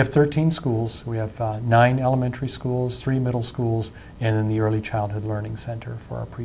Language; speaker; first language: English; native; English